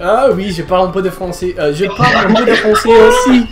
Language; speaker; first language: French; non-native, learner; English